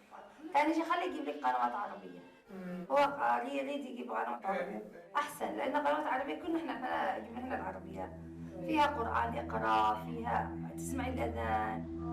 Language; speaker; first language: Arabic; native; Arabic